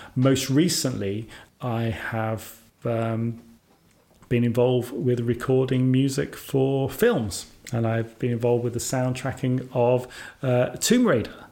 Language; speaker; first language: English; native; English